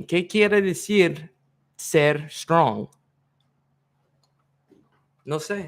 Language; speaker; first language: Spanish; non-native, learner; English